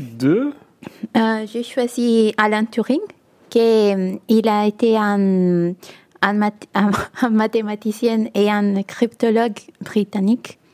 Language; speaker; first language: French; non-native, learner; Italian